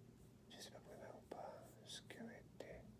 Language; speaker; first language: French; non-native, learner; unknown